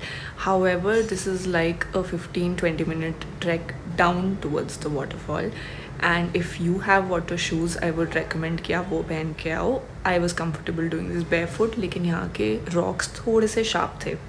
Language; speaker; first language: English; non-native, local second language; Hindi